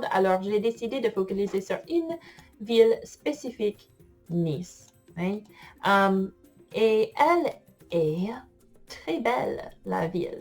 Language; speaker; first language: French; non-native, fluent; English